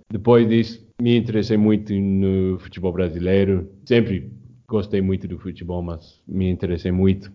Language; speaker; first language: Portuguese; non-native, fluent; English